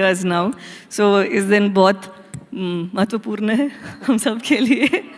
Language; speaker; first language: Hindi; non-native, local second language; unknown